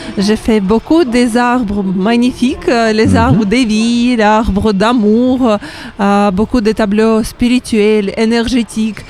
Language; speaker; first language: French; non-native, learner; Ukrainian